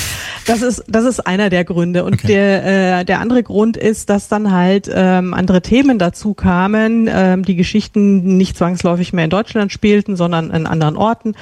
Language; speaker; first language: German; native; German